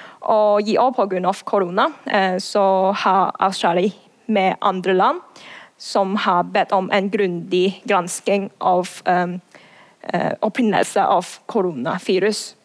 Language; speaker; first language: Norwegian; non-native, fluent; Cantonese